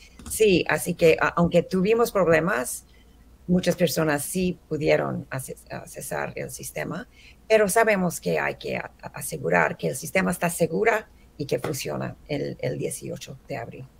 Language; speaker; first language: Spanish; early bilingual, heritage; Spanish